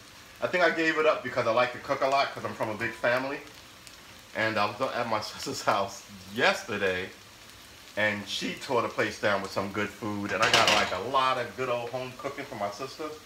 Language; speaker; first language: English; native; English